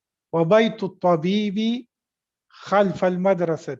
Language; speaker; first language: Arabic; non-native, fluent; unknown